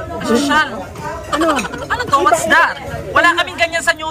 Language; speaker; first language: Filipino; native; Filipino